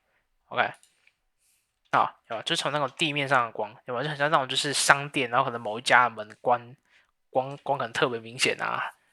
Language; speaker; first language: Chinese; native; Chinese